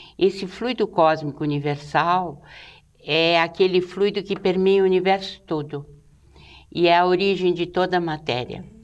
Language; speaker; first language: Portuguese; native; Portuguese